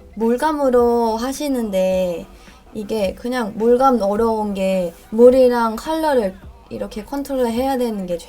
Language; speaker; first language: Korean; non-native, fluent; Thai